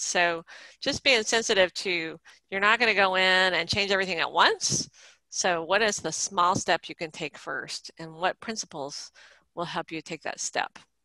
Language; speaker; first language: English; native; English